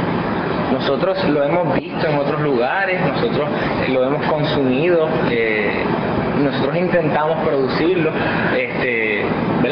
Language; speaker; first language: Spanish; native; Spanish